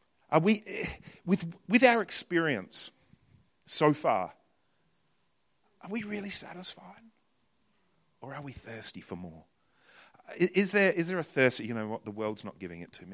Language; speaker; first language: English; native; English